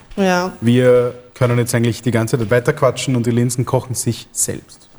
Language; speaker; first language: German; early bilingual, other home language; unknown